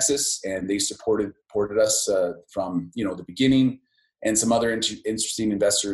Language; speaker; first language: English; native; English